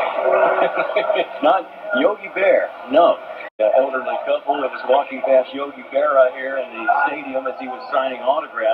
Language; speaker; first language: English; native; English